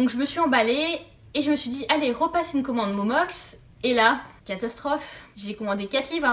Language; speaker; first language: French; native; French